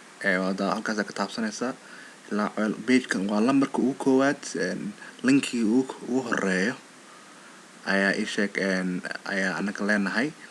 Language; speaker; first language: Somali; early bilingual, heritage; Somali